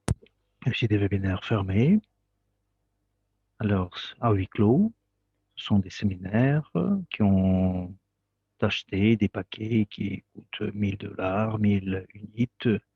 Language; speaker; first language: French; non-native, fluent; Russian